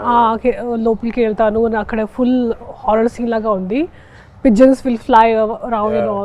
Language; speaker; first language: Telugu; non-native, fluent; Hindi